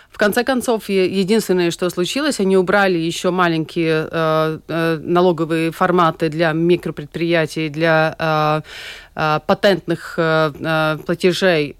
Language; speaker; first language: Russian; non-native, local second language; Latvian